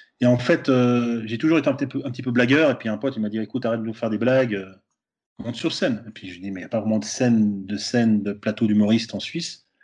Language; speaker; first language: French; native; French